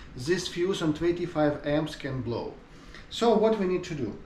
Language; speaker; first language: English; non-native, learner; Ukrainian